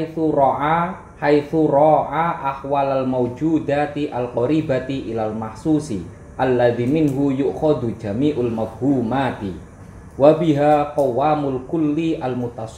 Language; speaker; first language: Arabic; non-native, fluent; Indonesian